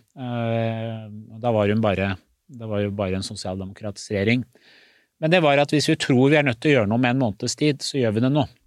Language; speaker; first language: Norwegian; early bilingual, other home language; Persian